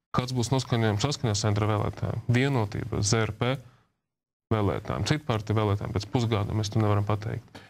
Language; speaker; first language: Latvian; non-native, local second language; Russian